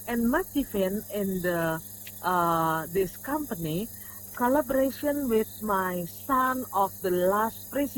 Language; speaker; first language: English; non-native, learner; Indonesian